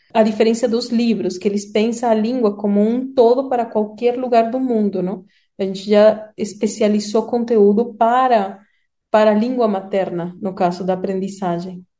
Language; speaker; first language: Portuguese; non-native, fluent; Spanish